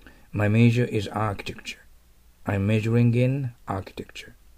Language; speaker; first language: English; non-native, fluent; Japanese